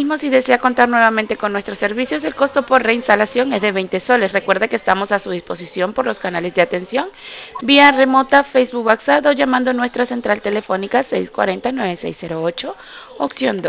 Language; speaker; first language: Spanish; native; Spanish